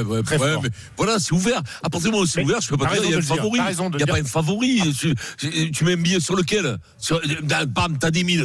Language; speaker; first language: French; native; French